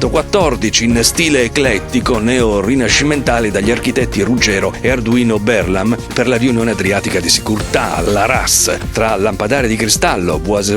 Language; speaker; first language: Italian; native; Italian